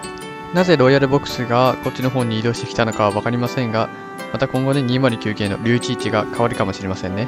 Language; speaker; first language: Japanese; native; Japanese